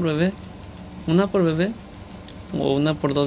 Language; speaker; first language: Spanish; native; Spanish